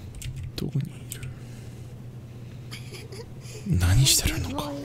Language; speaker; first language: Japanese; non-native, learner; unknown